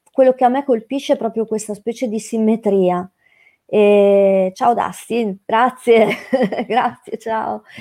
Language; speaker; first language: Italian; native; Italian